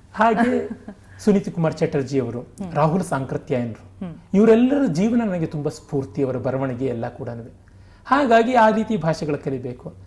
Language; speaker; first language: Kannada; non-native, local second language; Tamil